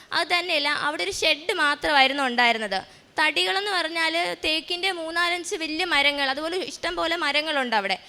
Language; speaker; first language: Malayalam; native; Malayalam